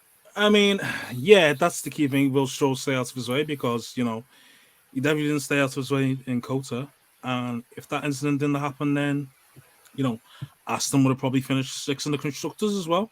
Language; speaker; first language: English; native; English